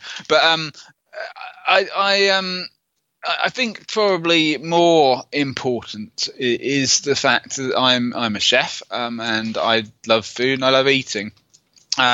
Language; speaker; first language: English; native; English